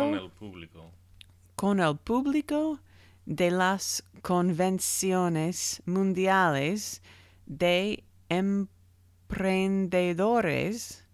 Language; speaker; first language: Spanish; non-native, learner; English